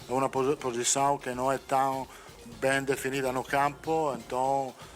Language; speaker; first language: Portuguese; non-native, fluent; Italian